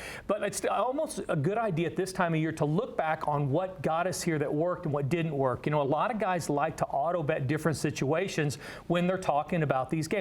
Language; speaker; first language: English; native; English